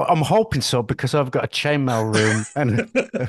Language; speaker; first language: English; native; English